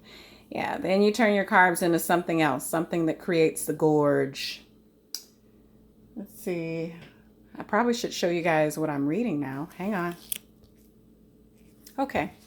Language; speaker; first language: English; native; English